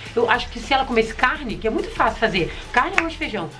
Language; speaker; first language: Portuguese; native; Portuguese